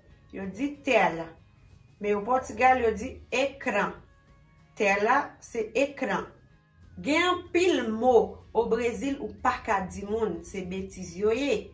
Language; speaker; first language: French; non-native, local second language; Haitian Creole